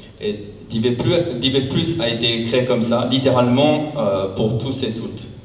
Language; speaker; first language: French; non-native, fluent; Japanese